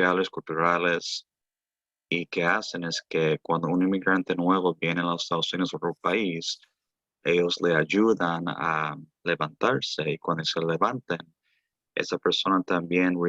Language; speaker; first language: Spanish; early bilingual, heritage; Spanish